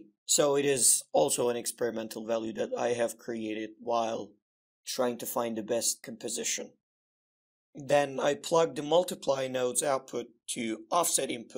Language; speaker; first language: English; non-native, fluent; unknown